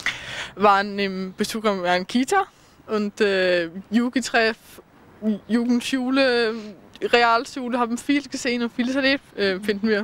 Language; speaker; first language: German; non-native, fluent; Danish